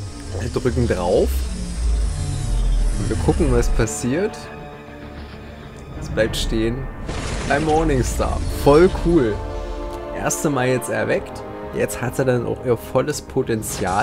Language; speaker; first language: German; native; German